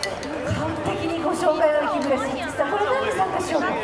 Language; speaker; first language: Japanese; native; Japanese